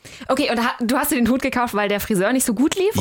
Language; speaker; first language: German; native; German